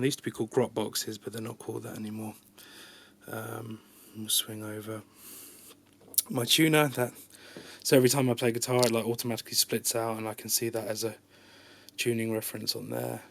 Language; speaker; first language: English; native; English